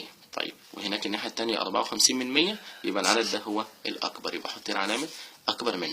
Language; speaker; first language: Arabic; native; Arabic